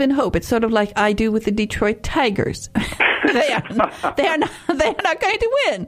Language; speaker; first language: English; native; English